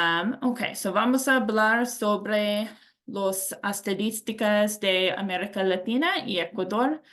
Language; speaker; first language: Spanish; non-native, learner; English